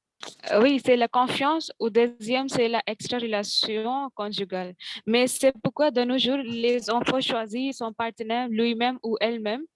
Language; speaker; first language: French; non-native, learner; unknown